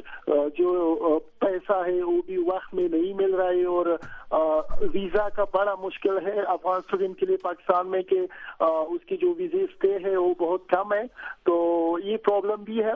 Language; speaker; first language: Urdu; non-native, learner; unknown